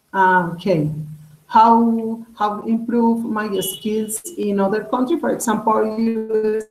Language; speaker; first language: English; non-native, learner; Spanish